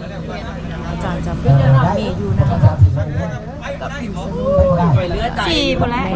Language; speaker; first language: Thai; non-native, local second language; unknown